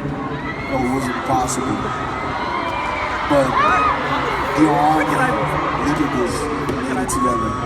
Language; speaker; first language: English; non-native, fluent; Korean